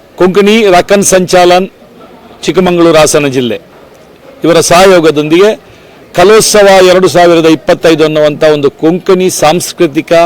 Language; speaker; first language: Kannada; non-native, local second language; Konkani